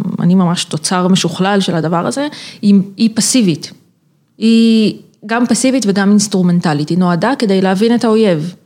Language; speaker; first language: Hebrew; native; Hebrew